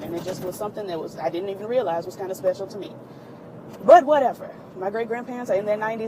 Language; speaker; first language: English; native; English